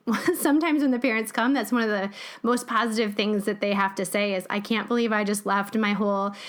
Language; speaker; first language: English; native; English